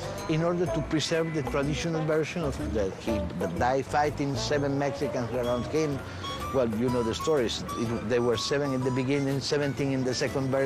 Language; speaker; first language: English; non-native, fluent; Spanish